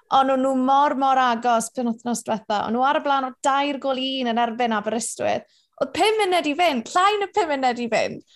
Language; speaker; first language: Welsh; native; Welsh